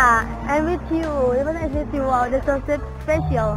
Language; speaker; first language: English; non-native, learner; Indonesian